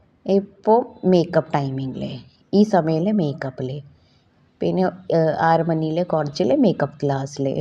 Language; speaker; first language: Malayalam; non-native, learner; Hindi